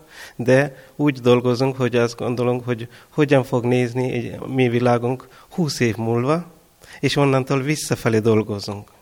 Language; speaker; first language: Hungarian; non-native, fluent; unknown